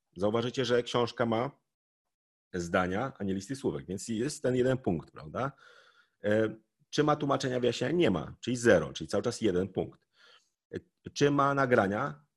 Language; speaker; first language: Polish; native; Polish